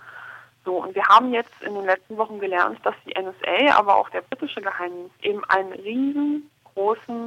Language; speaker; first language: German; native; German